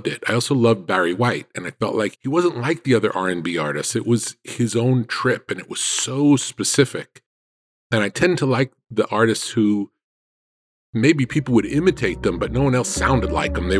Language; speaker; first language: English; native; English